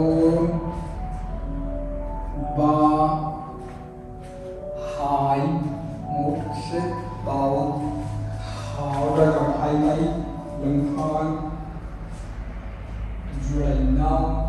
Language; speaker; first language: Vietnamese; non-native, learner; Hindi